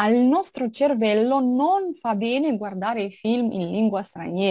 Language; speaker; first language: Italian; non-native, fluent; Russian